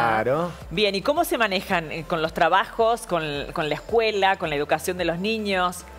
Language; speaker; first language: Spanish; native; Spanish